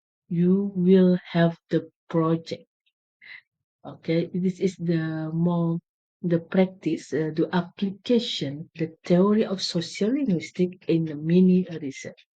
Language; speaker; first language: English; non-native, learner; Indonesian